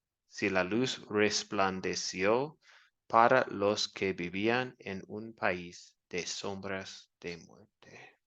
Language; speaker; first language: Spanish; non-native, fluent; English